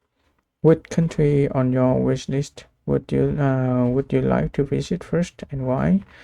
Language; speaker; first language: English; non-native, learner; Vietnamese